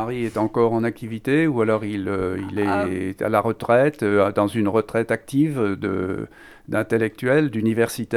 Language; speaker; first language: French; native; French